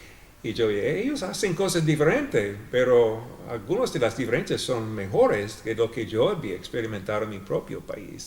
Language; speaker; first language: Spanish; non-native, fluent; English